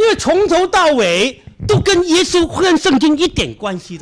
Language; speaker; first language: Chinese; native; Chinese